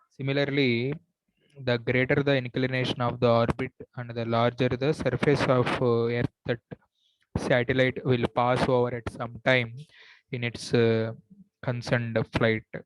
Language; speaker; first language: English; non-native, local second language; Telugu